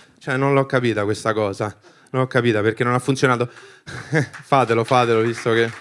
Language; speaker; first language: Italian; early bilingual, other home language; Albanian